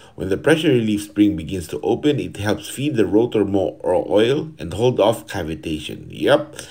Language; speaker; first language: English; non-native, fluent; Portuguese